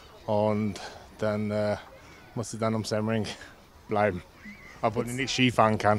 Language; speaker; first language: German; non-native, fluent; English